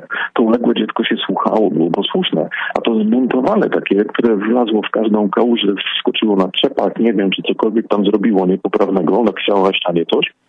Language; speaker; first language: Polish; native; Polish